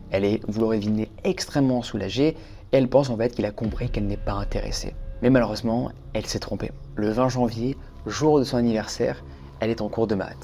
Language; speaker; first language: French; native; French